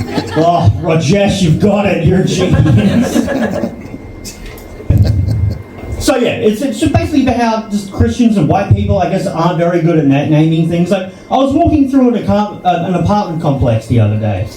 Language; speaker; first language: English; native; English